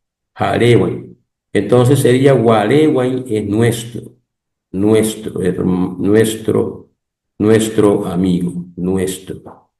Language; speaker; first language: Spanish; non-native, local second language; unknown